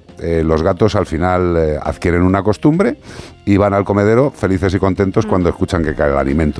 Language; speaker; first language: Spanish; native; Spanish